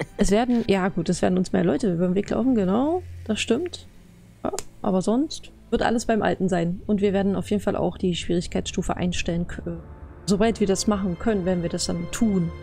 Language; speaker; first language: German; native; German